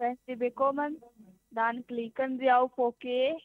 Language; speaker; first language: German; non-native, learner; Hindi